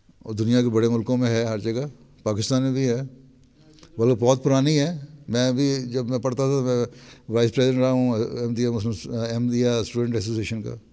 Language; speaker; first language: Urdu; native; Urdu